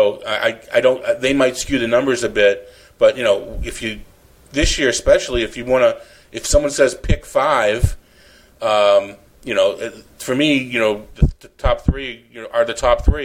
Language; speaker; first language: English; native; English